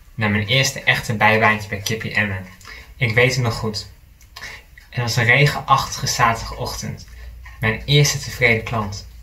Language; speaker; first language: Dutch; native; Dutch